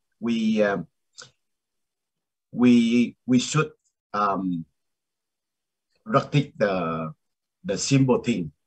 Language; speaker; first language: English; non-native, learner; Vietnamese